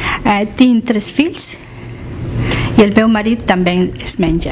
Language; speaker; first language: Catalan; non-native, learner; Spanish